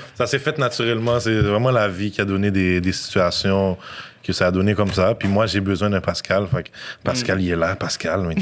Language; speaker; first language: French; native; French